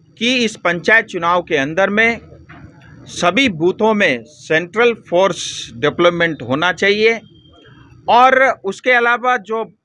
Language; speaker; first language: Hindi; non-native, local second language; Nepali